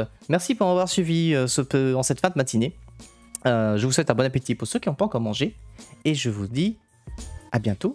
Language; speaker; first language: French; native; French